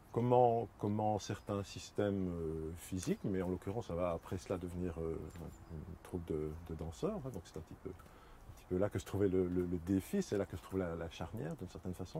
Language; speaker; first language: French; native; French